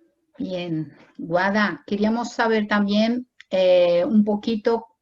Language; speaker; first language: Spanish; non-native, fluent; Portuguese